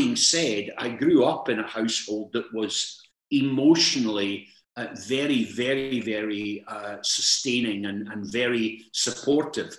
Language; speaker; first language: English; native; English